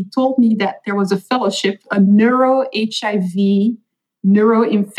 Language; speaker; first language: English; non-native, fluent; Dutch